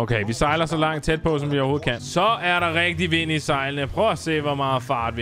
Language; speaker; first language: Danish; native; Danish